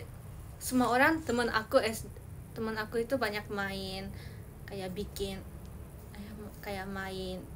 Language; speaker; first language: Indonesian; early bilingual, heritage; Indonesian